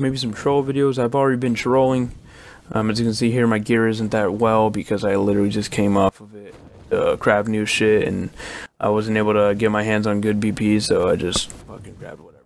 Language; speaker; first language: English; native; English